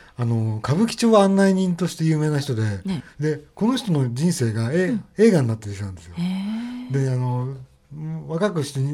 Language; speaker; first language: Japanese; native; Japanese